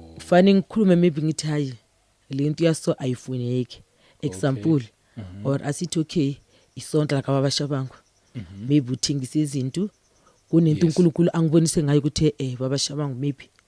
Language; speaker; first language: Zulu; non-native, local second language; Venda